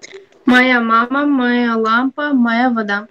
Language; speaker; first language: Russian; non-native, learner; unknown